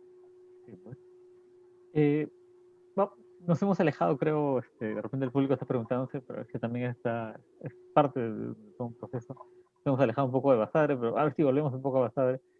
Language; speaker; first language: Spanish; native; Spanish